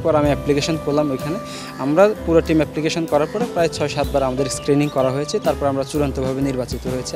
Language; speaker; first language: Bangla; non-native, local second language; Chakma